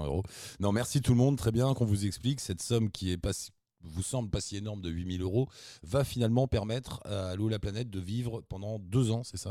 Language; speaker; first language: French; native; French